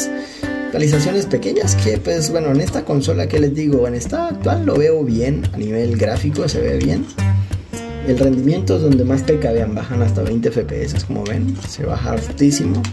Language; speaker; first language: Spanish; native; Spanish